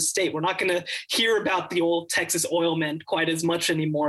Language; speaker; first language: English; native; English